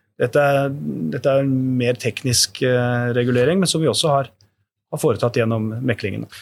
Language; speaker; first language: Norwegian; native; Norwegian